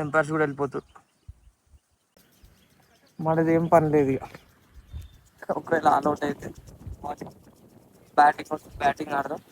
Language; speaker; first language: Telugu; native; Telugu